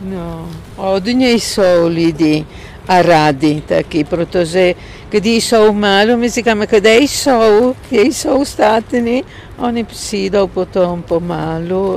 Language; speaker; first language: Czech; non-native, learner; Italian